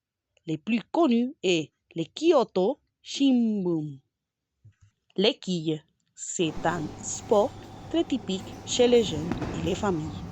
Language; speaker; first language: French; non-native, learner; Spanish